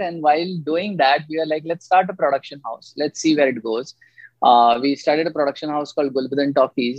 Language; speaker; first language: English; non-native, local second language; Marathi